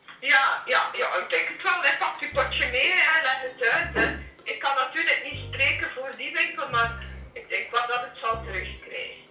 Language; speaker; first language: Dutch; native; Dutch